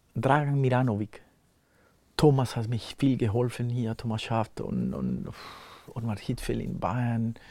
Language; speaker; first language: German; non-native, fluent; Spanish